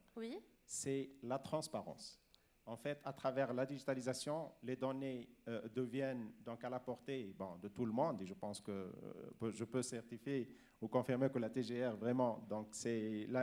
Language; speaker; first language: French; non-native, local second language; Arabic